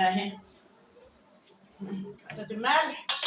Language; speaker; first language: Arabic; native; Arabic